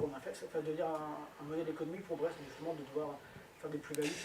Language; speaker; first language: French; native; French